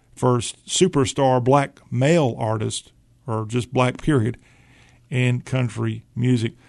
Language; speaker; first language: English; native; English